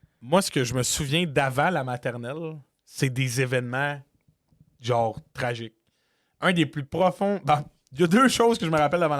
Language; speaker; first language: French; native; French